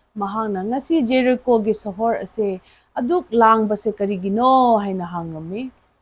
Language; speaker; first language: Manipuri; non-native, local second language; Rongmei Naga